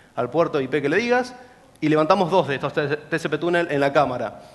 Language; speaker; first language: Spanish; native; Spanish